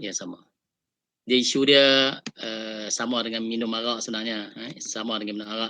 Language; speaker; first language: Malay; native; Malay